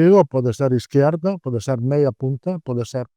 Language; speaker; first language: Portuguese; non-native, learner; Italian